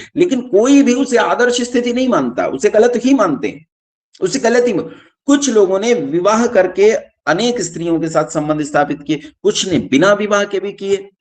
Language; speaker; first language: Hindi; native; Hindi